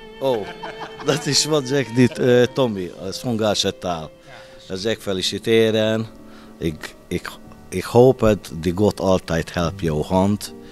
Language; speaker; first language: Dutch; non-native, learner; Hungarian